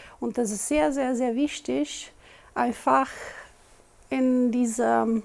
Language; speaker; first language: German; non-native, local second language; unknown